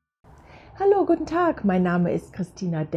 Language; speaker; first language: German; non-native, fluent; English